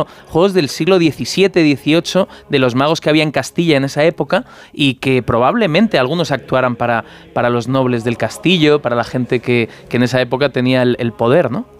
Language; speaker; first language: Spanish; native; Spanish